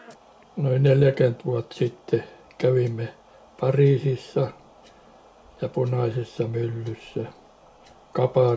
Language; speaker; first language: Finnish; native; Finnish